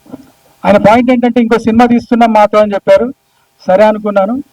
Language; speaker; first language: Telugu; native; Telugu